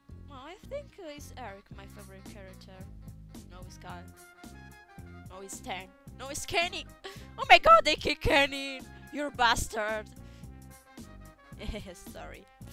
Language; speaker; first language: English; non-native, learner; Italian